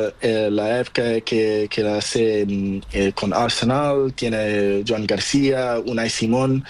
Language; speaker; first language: Spanish; non-native, learner; Portuguese